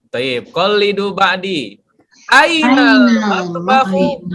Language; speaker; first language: Arabic; non-native, fluent; Indonesian